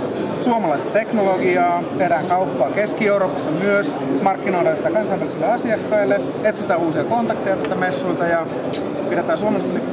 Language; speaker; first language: Finnish; native; Finnish